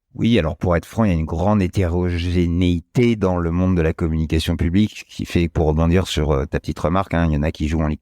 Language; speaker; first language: French; native; French